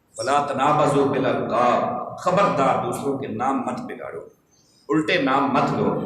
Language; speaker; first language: Urdu; non-native, local second language; Punjabi